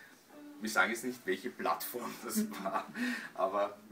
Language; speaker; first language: German; native; German